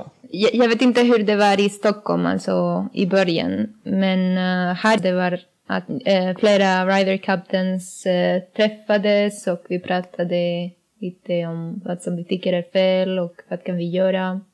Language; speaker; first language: Swedish; non-native, learner; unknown